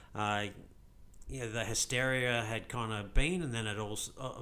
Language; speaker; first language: English; native; English